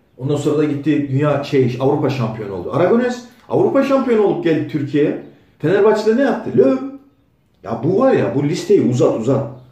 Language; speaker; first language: Turkish; native; Turkish